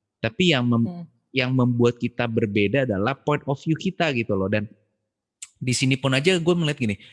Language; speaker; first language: Indonesian; native; Indonesian